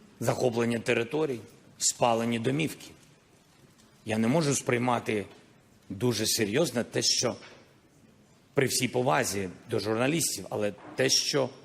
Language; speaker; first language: Ukrainian; non-native, local second language; Russian